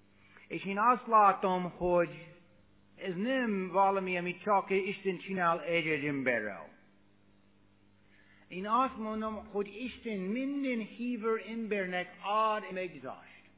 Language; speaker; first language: Hungarian; non-native, fluent; English